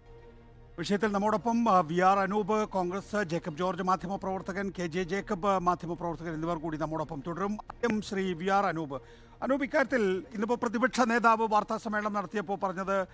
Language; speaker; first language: Malayalam; native; Malayalam